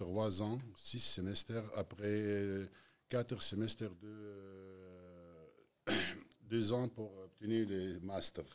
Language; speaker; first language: French; non-native, learner; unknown